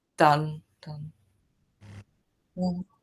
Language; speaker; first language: English; non-native, fluent; Japanese